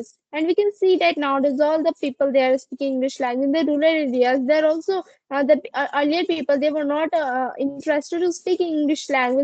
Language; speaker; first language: English; non-native, learner; Hindi